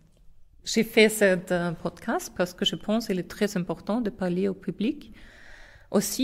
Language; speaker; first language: French; non-native, fluent; German